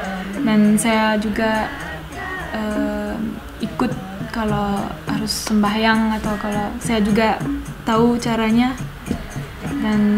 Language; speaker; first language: Indonesian; non-native, fluent; French